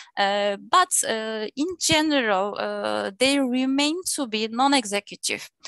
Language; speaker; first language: English; non-native, fluent; Turkish